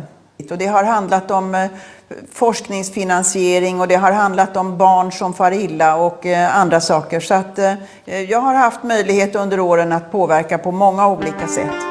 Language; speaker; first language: Swedish; native; Swedish